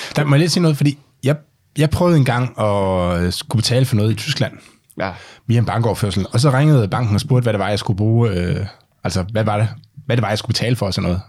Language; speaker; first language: Danish; native; Danish